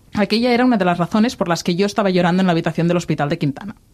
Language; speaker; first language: Spanish; non-native, local second language; Catalan